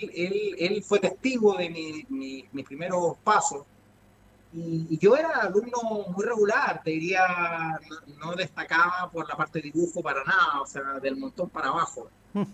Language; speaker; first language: Spanish; native; Spanish